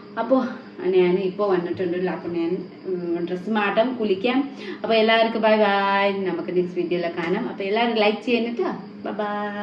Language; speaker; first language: Malayalam; non-native, learner; Nepali